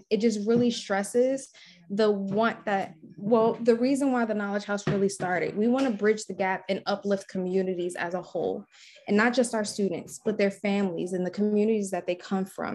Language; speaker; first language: English; native; English